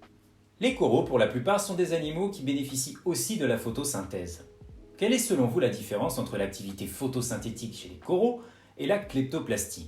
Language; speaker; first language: French; native; French